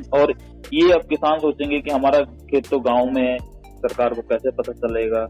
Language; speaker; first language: Hindi; native; Hindi